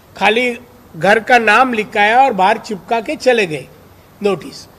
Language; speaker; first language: Hindi; non-native, local second language; Marathi